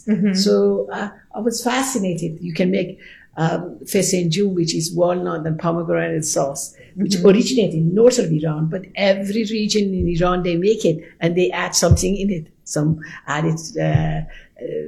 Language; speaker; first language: English; non-native, fluent; Persian